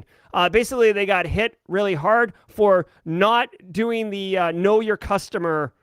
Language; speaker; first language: English; native; English